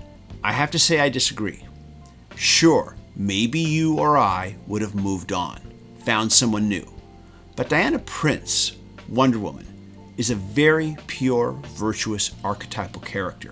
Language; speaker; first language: English; native; English